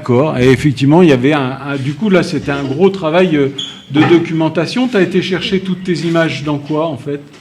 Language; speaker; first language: French; native; French